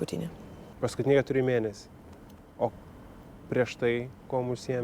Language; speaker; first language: Lithuanian; native; Lithuanian